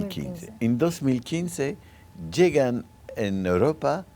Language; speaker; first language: Spanish; non-native, local second language; French